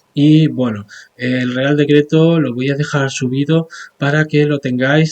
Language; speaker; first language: Spanish; native; Spanish